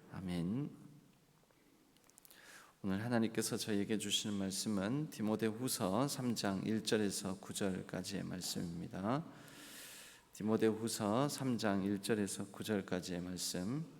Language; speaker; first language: Korean; native; Korean